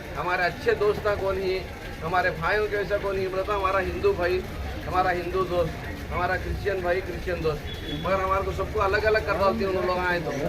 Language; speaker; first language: Hindi; native; Hindi